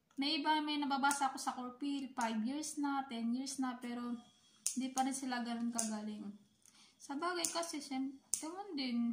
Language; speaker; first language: Filipino; native; Filipino